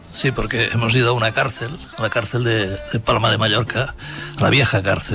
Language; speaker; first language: Spanish; native; Spanish